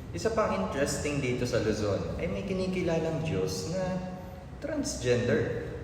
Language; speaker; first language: Filipino; native; Filipino